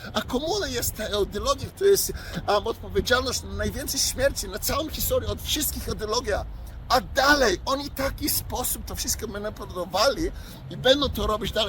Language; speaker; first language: Polish; early bilingual, heritage; English